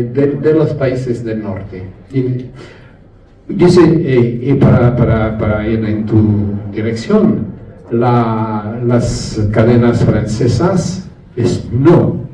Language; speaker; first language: Spanish; non-native, learner; French